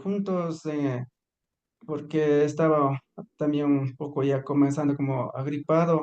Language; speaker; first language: Spanish; non-native, local second language; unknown